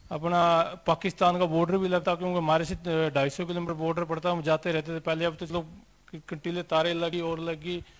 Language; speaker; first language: Hindi; native; Hindi